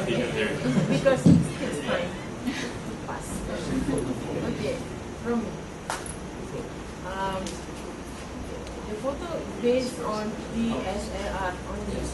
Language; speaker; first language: English; non-native, fluent; Indonesian